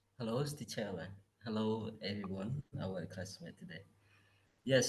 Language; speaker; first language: English; non-native, learner; Khmer